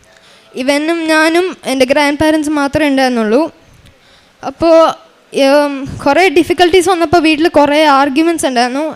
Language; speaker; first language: Malayalam; early bilingual, heritage; Malayalam